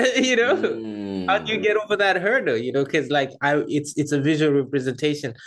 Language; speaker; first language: English; non-native, local second language; Kinyarwanda